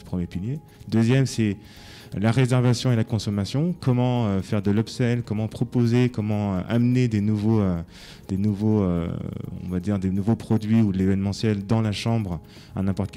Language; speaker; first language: French; native; French